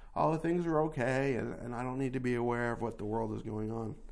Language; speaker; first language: English; native; English